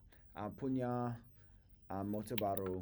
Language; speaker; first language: Indonesian; non-native, learner; English